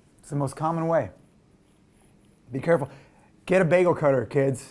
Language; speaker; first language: English; native; English